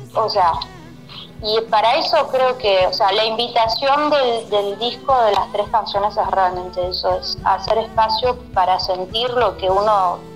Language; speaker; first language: Spanish; native; Spanish